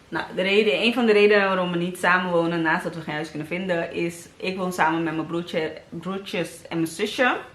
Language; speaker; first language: Dutch; early bilingual, other home language; Papiamento